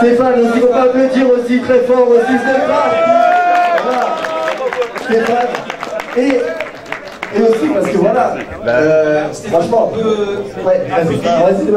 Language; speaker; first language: French; native; French